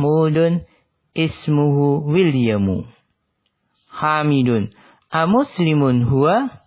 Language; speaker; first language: Arabic; non-native, fluent; Indonesian